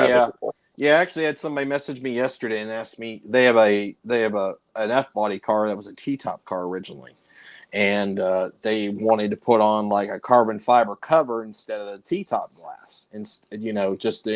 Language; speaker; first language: English; native; English